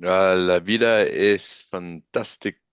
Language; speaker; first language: Spanish; non-native, learner; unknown